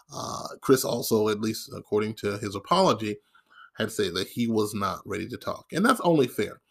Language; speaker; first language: English; native; English